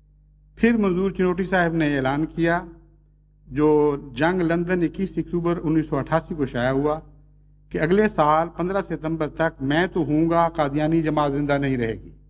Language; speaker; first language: Urdu; native; Urdu